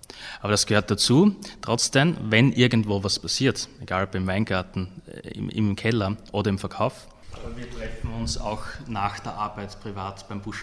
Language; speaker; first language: German; native; German